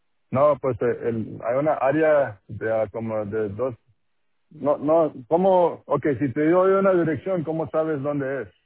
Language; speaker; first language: Spanish; non-native, local second language; English